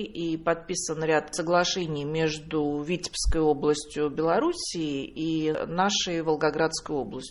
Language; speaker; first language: Russian; native; Russian